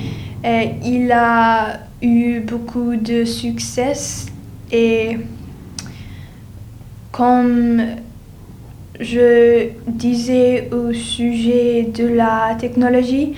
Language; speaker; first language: French; non-native, learner; English